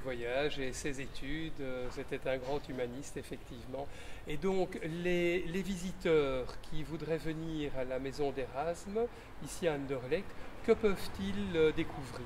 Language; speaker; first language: French; native; French